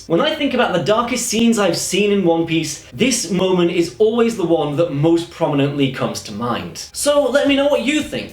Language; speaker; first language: English; native; English